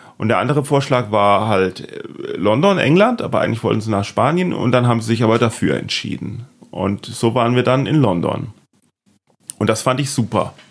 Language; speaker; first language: German; native; German